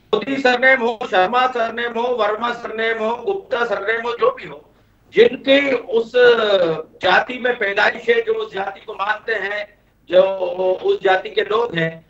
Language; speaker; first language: Hindi; native; Hindi